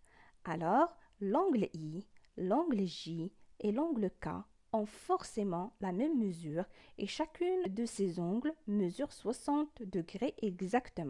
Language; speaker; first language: French; non-native, local second language; Arabic